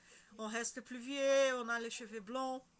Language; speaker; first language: French; non-native, learner; Spanish